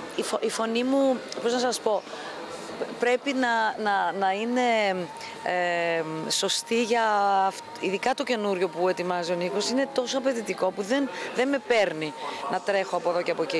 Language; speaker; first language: Greek; native; Greek